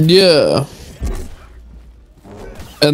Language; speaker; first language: English; native; English